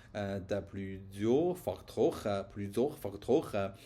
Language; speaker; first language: French; non-native, learner; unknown